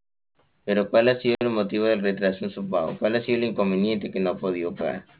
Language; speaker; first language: Spanish; native; Spanish